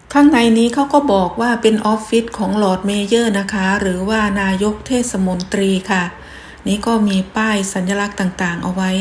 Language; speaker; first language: Thai; native; Thai